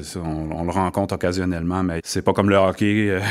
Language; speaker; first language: French; native; French